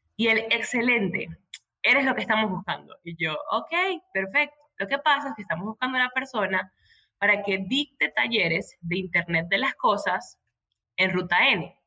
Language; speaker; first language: Spanish; native; Spanish